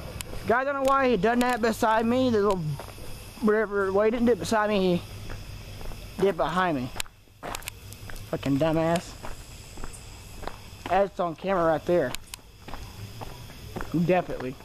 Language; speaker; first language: English; native; English